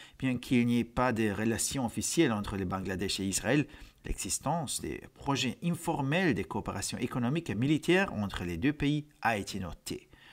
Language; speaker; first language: French; non-native, fluent; Hungarian